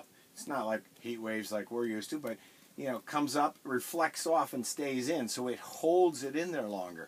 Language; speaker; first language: English; native; English